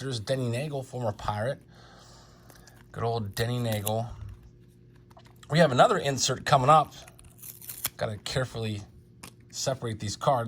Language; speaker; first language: English; native; English